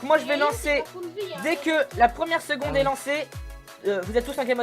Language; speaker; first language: French; native; French